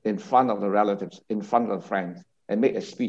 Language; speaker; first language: English; non-native, local second language; Cantonese